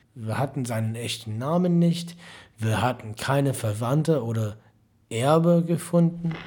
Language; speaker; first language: German; non-native, fluent; English